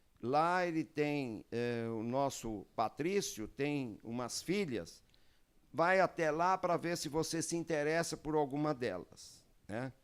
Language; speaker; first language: Portuguese; early bilingual, other home language; Arabic